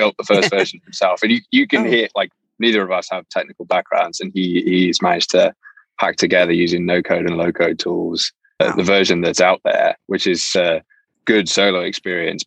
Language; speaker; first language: English; native; English